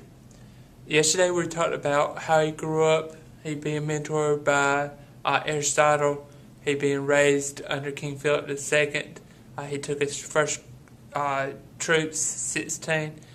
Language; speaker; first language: English; native; English